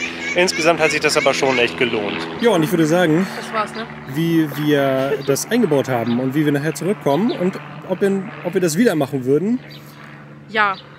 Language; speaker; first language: German; native; German